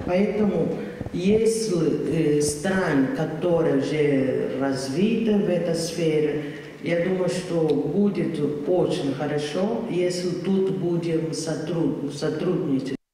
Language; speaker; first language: Russian; non-native, fluent; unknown